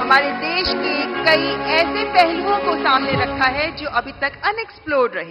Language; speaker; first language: Hindi; native; Hindi